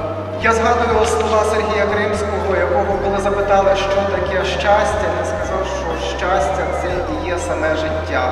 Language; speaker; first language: Ukrainian; native; Ukrainian